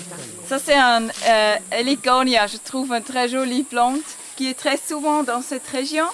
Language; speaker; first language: French; non-native, learner; Spanish